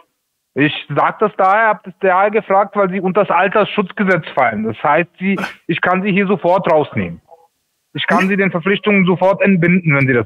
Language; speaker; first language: German; native; German